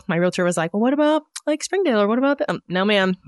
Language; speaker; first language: English; native; English